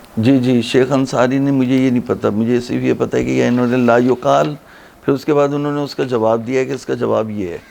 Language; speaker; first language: Urdu; native; Urdu